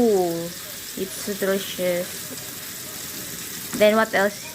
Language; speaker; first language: English; non-native, learner; Filipino